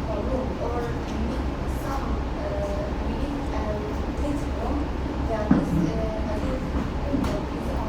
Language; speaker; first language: English; non-native, learner; Kurdish